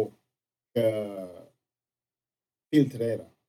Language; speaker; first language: Swedish; non-native, fluent; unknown